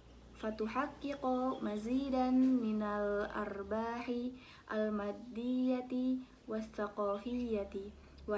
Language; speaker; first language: Arabic; non-native, learner; Indonesian